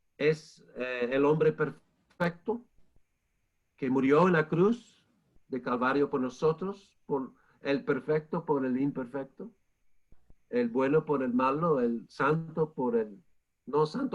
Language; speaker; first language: Spanish; non-native, fluent; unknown